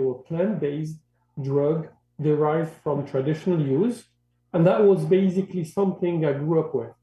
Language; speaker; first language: English; non-native, fluent; Arabic